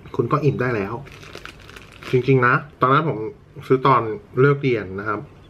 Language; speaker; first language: Thai; native; Thai